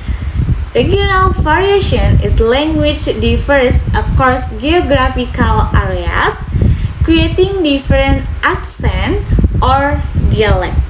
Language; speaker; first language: English; non-native, local second language; Indonesian